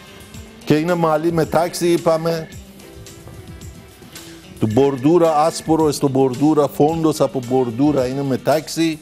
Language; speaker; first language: Greek; non-native, learner; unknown